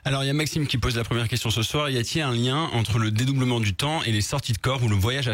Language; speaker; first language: French; native; French